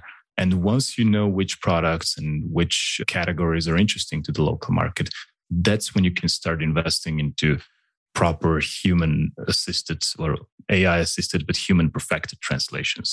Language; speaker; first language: English; non-native, fluent; Slovenian